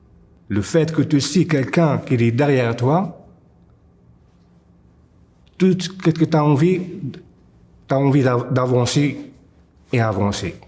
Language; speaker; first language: French; non-native, learner; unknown